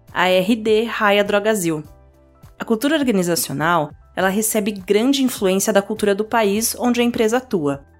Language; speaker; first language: Portuguese; native; Portuguese